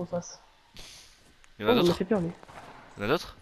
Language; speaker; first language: French; native; French